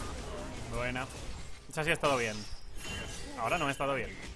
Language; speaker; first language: Spanish; native; Spanish